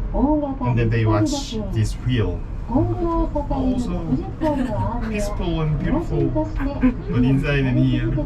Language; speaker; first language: English; non-native, learner; Korean